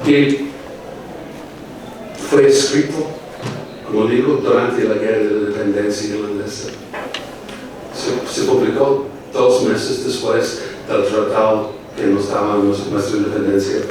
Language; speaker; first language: Spanish; non-native, fluent; English